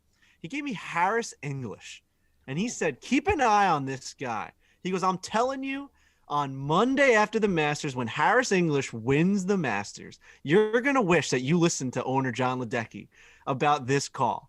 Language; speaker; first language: English; native; English